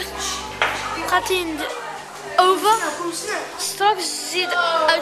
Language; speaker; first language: Dutch; non-native, learner; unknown